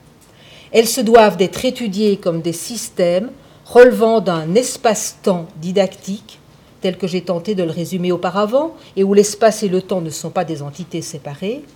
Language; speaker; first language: French; native; French